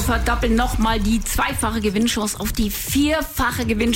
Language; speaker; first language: German; native; German